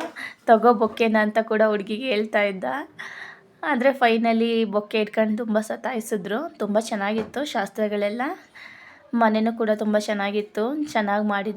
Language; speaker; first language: Kannada; native; Kannada